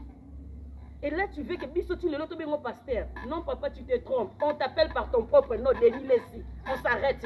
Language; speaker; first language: French; non-native, local second language; Lingala